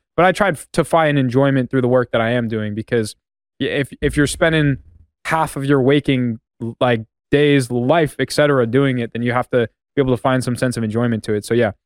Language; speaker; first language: English; native; English